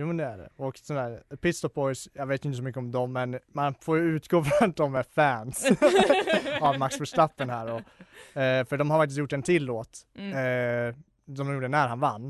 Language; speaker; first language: Swedish; native; Swedish